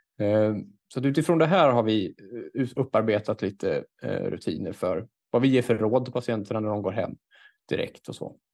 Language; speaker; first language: Swedish; native; Swedish